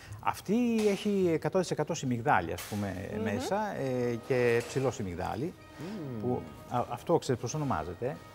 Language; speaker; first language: Greek; non-native, fluent; Italian